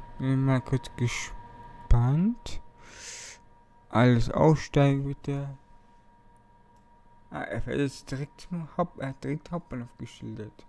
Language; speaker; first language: German; native; German